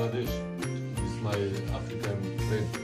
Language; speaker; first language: English; non-native, learner; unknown